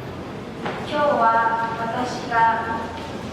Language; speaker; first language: Japanese; non-native, learner; Lao